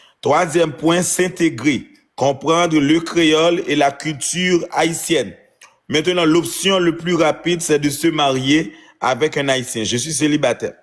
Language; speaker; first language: French; non-native, local second language; Haitian Creole